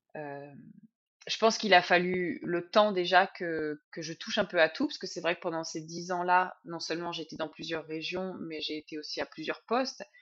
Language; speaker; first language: French; native; French